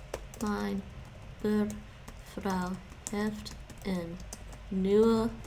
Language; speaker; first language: Dutch; non-native, learner; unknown